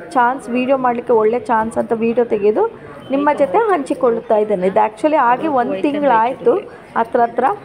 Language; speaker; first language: Kannada; non-native, local second language; Tulu